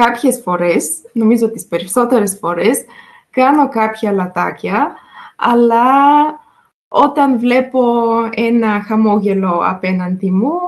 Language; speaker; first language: Greek; non-native, fluent; Bulgarian